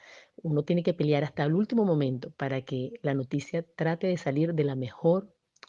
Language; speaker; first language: Spanish; native; Spanish